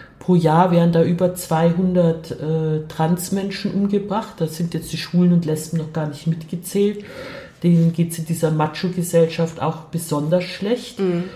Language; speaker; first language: German; native; German